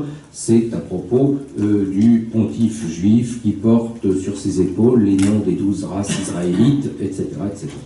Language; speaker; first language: French; native; French